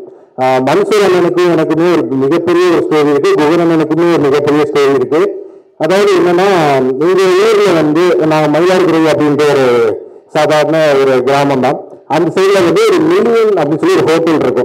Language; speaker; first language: Tamil; native; Tamil